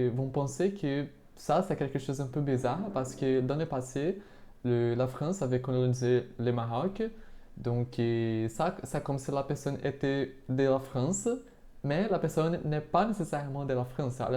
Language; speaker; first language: French; non-native, fluent; Portuguese